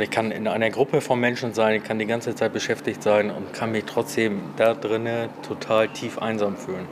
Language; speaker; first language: German; native; German